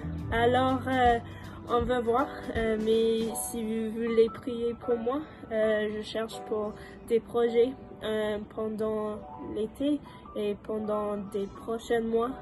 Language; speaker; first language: French; non-native, learner; English